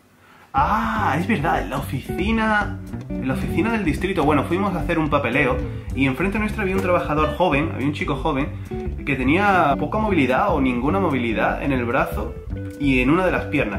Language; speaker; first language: Spanish; native; Spanish